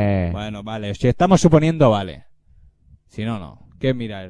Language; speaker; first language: Spanish; native; Spanish